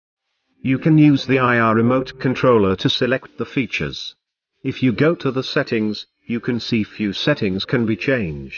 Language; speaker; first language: English; non-native, fluent; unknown